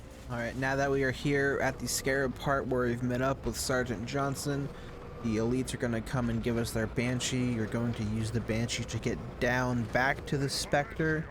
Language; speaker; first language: English; native; English